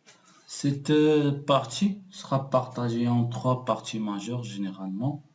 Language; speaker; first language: French; non-native, local second language; Arabic